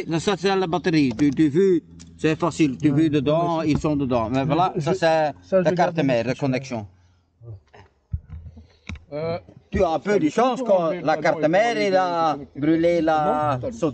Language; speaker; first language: French; non-native, local second language; Dutch